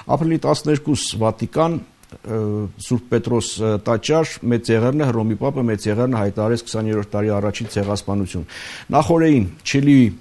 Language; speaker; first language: Armenian; native; Armenian